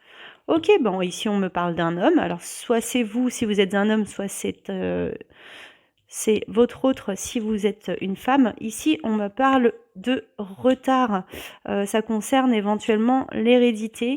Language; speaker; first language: French; native; French